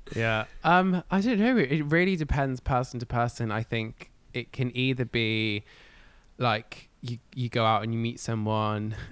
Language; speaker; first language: English; native; English